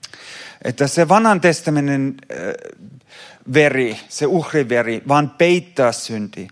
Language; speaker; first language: Finnish; non-native, fluent; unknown